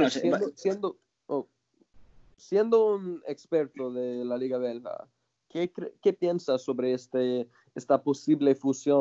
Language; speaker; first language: Spanish; non-native, fluent; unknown